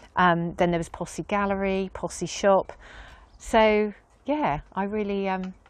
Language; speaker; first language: English; native; English